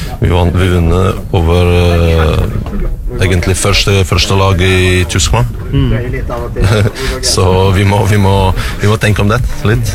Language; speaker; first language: Norwegian; non-native, learner; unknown